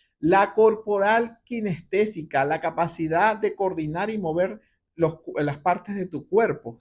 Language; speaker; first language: Spanish; native; Spanish